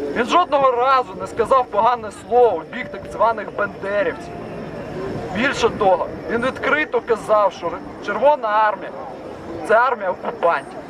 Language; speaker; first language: Ukrainian; non-native, local second language; Russian